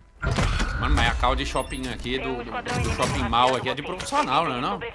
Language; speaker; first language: Portuguese; native; Portuguese